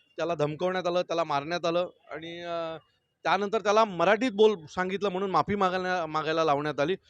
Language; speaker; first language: Marathi; native; Marathi